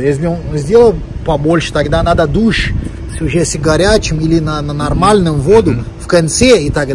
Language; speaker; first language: Russian; non-native, fluent; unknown